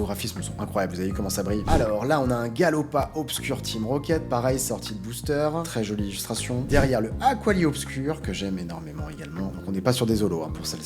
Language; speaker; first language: French; native; French